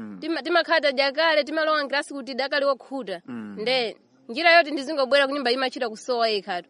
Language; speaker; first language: Nyanja; non-native, local second language; Tumbuka